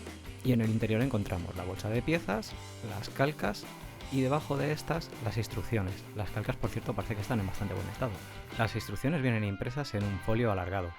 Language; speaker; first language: Spanish; native; Spanish